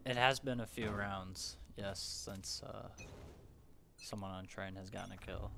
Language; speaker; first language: English; native; English